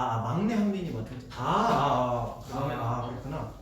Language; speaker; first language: Korean; native; Korean